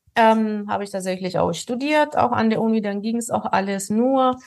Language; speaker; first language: German; non-native, fluent; Amharic